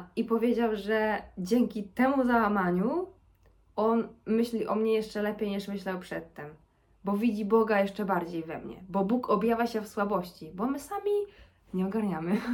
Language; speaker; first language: Polish; early bilingual, heritage; Polish